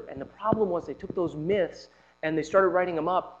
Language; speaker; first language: English; native; English